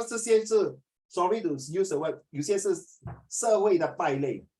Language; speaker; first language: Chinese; native; Chinese